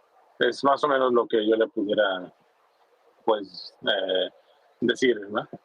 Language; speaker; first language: Spanish; native; Spanish